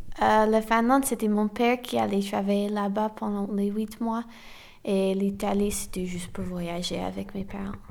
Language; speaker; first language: French; non-native, fluent; English